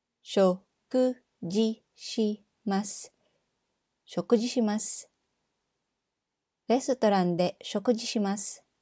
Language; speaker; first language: Japanese; non-native, fluent; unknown